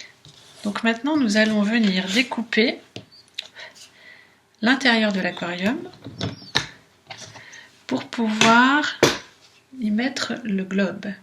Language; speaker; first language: French; native; French